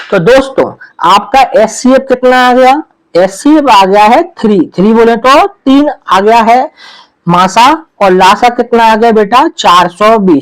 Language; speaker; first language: Hindi; native; Hindi